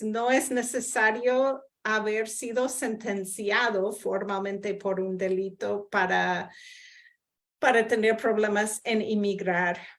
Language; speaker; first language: Spanish; non-native, fluent; English